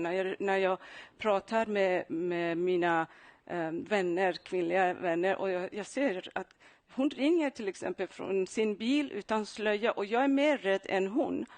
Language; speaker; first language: Swedish; non-native, fluent; Persian